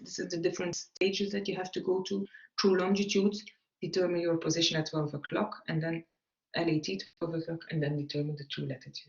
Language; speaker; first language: English; non-native, fluent; Dutch